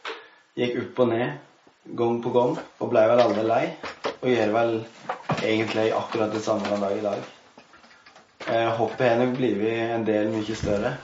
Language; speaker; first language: Norwegian; native; Norwegian